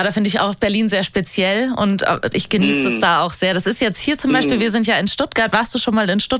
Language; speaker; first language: German; native; German